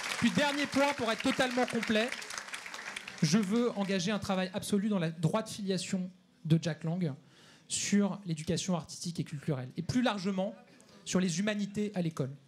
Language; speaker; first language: French; native; French